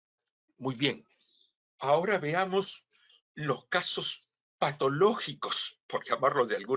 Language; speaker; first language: Spanish; native; Spanish